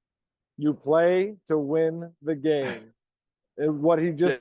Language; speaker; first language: English; native; English